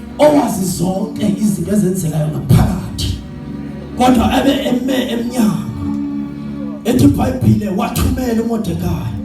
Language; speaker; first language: Zulu; non-native, local second language; Xhosa